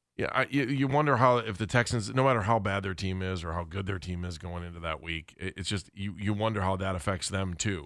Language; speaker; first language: English; native; English